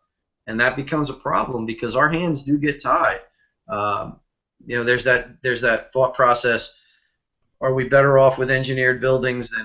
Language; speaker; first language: English; native; English